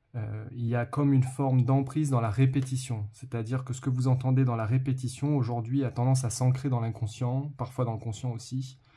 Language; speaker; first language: French; native; French